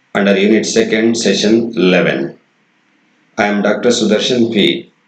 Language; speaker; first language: English; non-native, local second language; Kannada